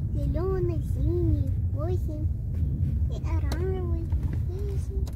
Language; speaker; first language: Russian; early bilingual, other home language; Tajik